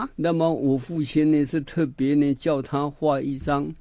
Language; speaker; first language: Chinese; native; Chinese